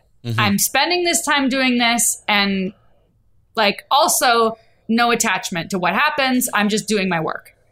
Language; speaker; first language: English; native; English